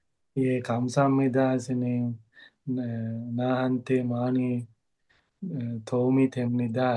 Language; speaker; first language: Korean; non-native, learner; Sinhala